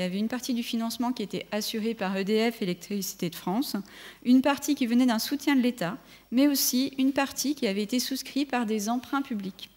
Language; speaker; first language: French; native; French